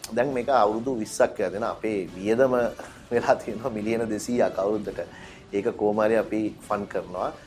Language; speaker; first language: Sinhala; non-native, local second language; Tamil